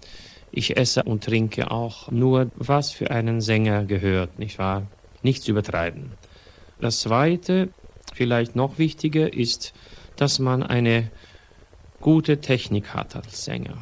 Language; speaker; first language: German; non-native, fluent; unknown